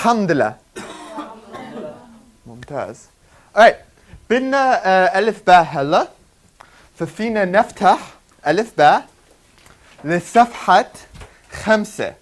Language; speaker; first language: Arabic; native; Arabic